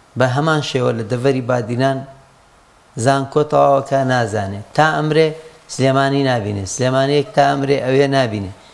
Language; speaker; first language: Central Kurdish; non-native, local second language; Gurani